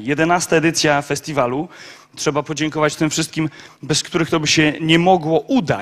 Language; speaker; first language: Polish; native; Polish